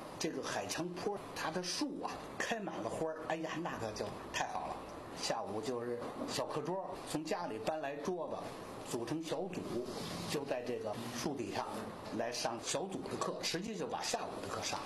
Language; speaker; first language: Chinese; native; Chinese